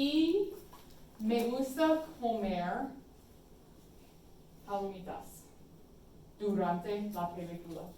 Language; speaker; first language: Spanish; non-native, fluent; English